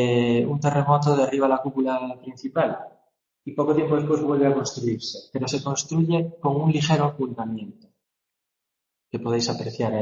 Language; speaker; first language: Spanish; native; Spanish